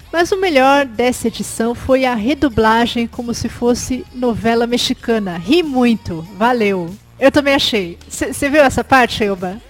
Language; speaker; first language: Portuguese; native; Portuguese